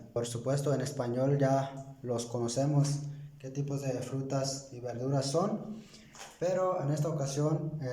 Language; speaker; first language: Spanish; non-native, local second language; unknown